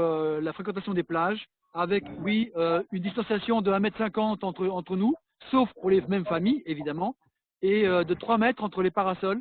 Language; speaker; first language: French; native; French